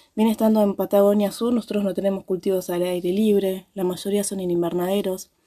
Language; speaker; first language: Spanish; native; Spanish